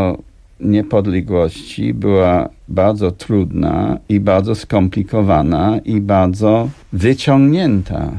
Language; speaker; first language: Polish; non-native, fluent; English